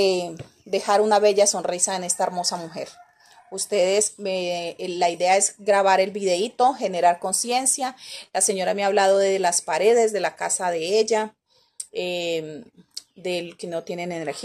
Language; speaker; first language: Spanish; native; Spanish